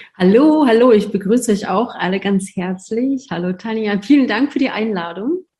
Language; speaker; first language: German; non-native, fluent; Russian